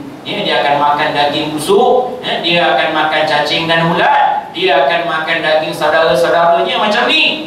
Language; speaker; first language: Malay; native; Malay